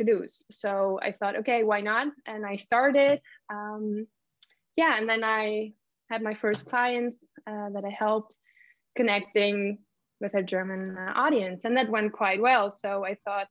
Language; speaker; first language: English; non-native, fluent; German